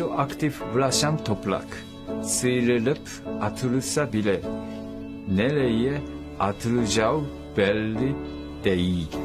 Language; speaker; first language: Turkish; non-native, learner; Japanese